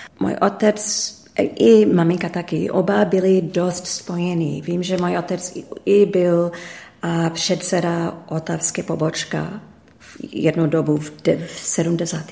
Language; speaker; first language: Czech; early bilingual, heritage; English